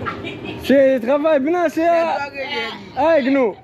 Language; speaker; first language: French; non-native, learner; Arabic